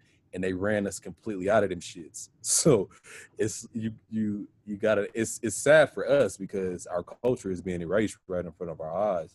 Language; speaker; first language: English; native; English